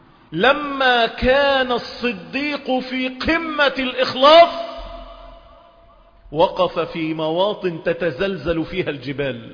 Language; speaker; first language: Arabic; native; Arabic